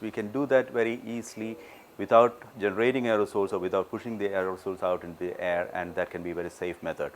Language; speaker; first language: English; non-native, local second language; Malayalam